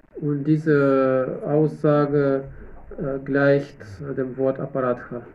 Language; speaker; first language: German; non-native, fluent; Russian